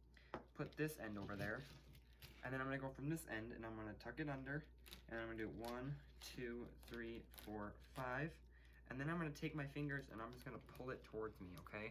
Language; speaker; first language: English; native; English